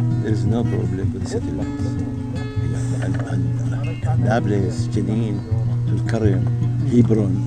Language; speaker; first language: English; non-native, learner; Arabic